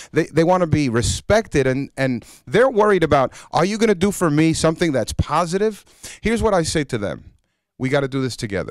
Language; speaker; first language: English; early bilingual, other home language; Spanish